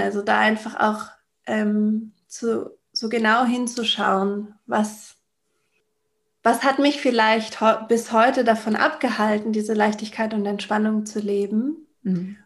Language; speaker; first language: German; native; German